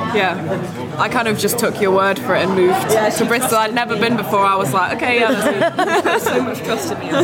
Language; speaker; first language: English; native; English